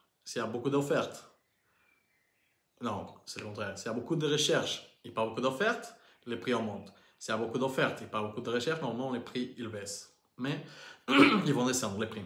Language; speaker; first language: French; non-native, learner; Portuguese